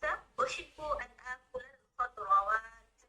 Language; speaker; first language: Arabic; non-native, learner; Bangla